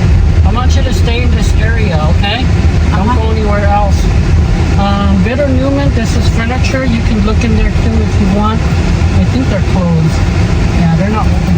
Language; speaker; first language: English; early bilingual, other home language; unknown